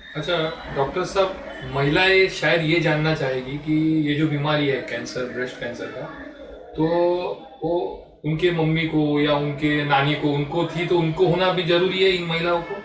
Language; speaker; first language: Hindi; non-native, local second language; Marathi